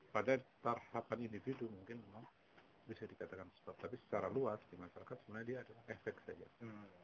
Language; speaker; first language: Indonesian; native; Indonesian